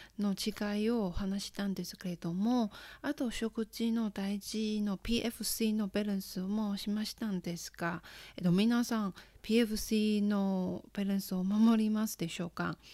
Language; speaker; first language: Japanese; non-native, fluent; Chinese